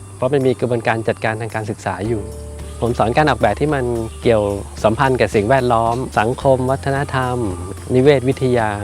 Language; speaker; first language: Thai; native; Thai